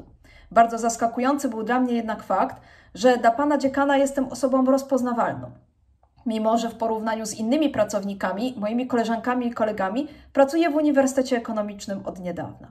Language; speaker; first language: Polish; native; Polish